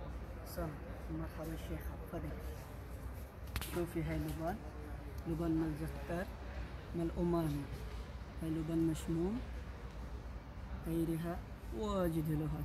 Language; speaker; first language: Arabic; non-native, learner; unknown